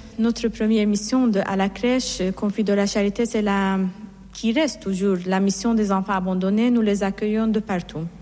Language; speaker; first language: French; non-native, fluent; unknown